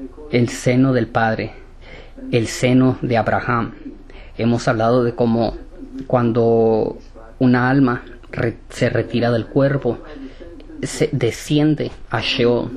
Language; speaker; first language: Spanish; native; Spanish